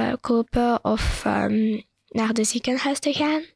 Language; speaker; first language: Dutch; non-native, local second language; French